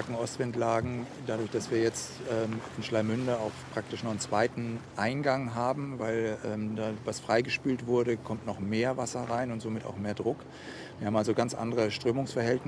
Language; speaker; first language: German; native; German